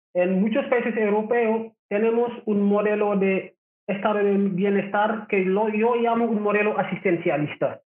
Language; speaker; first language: Spanish; non-native, fluent; Wolof